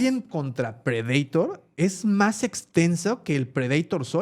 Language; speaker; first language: Spanish; native; Spanish